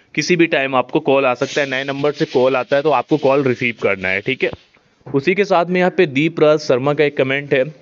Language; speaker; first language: Hindi; native; Hindi